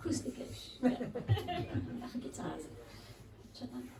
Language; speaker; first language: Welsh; native; Welsh